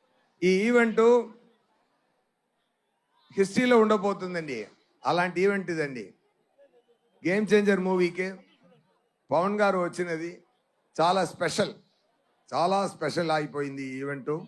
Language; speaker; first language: Telugu; non-native, fluent; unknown